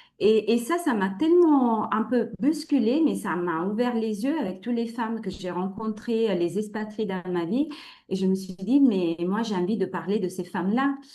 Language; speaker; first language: French; non-native, fluent; Italian